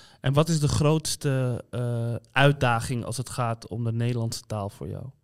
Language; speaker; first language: Dutch; native; Dutch